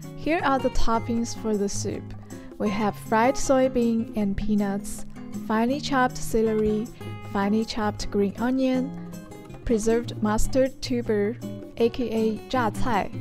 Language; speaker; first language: English; non-native, fluent; Chinese